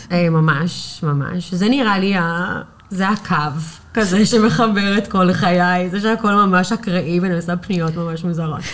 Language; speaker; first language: Hebrew; non-native, fluent; English